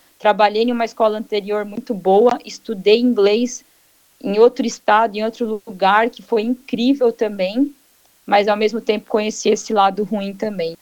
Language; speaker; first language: Portuguese; native; Portuguese